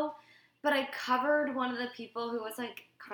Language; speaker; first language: English; native; English